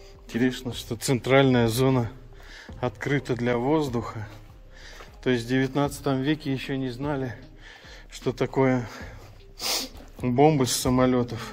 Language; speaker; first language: Russian; native; Russian